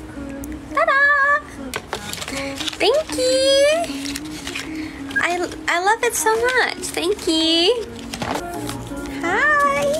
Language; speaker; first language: English; non-native, fluent; Thai